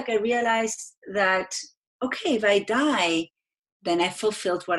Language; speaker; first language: English; non-native, fluent; Spanish